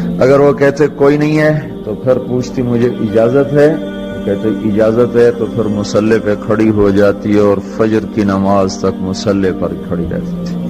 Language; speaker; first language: Urdu; non-native, local second language; Punjabi